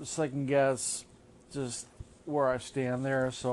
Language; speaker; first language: English; native; English